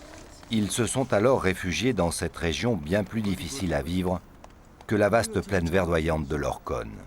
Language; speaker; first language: French; native; French